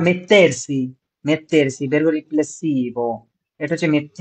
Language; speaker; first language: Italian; non-native, fluent; Bangla